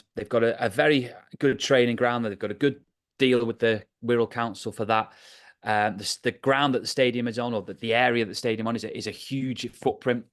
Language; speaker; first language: English; native; English